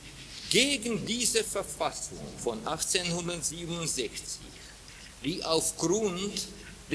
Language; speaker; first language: German; non-native, fluent; Czech